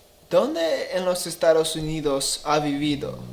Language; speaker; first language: Spanish; non-native, learner; English